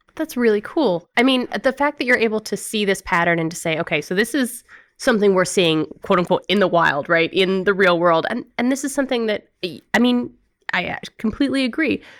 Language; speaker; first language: English; native; English